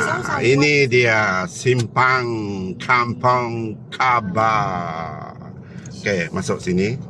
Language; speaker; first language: Malay; native; Malay